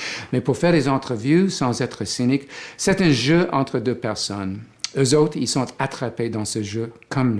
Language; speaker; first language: French; non-native, fluent; English